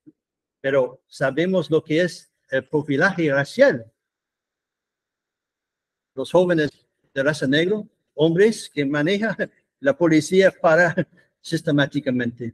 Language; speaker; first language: Spanish; non-native, fluent; English